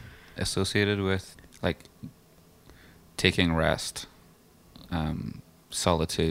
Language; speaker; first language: English; native; English